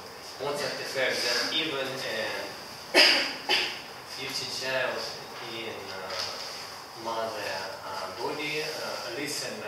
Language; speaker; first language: English; non-native, learner; Russian